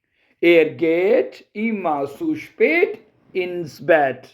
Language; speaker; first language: German; non-native, fluent; Urdu